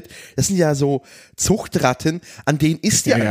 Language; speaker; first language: German; native; German